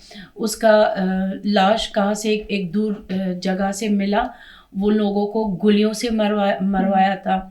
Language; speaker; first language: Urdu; non-native, fluent; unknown